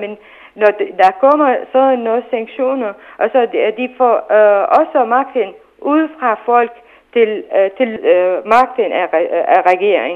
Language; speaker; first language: Danish; non-native, fluent; Arabic